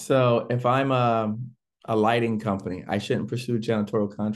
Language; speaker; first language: English; native; English